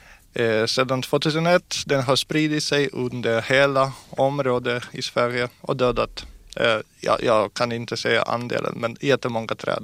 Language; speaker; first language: Swedish; non-native, fluent; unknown